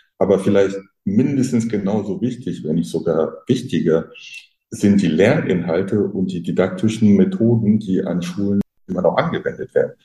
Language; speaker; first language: German; early bilingual, other home language; French